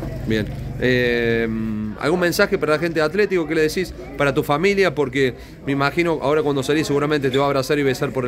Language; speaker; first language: Spanish; native; Spanish